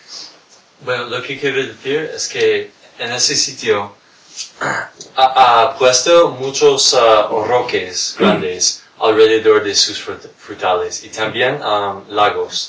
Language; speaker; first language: Spanish; non-native, fluent; English